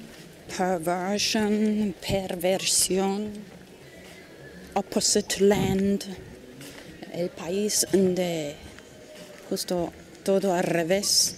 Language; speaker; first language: Spanish; non-native, fluent; German